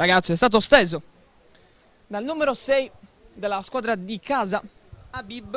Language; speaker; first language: Italian; native; Italian